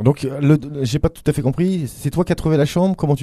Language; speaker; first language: French; native; French